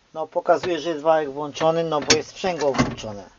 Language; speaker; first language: Polish; native; Polish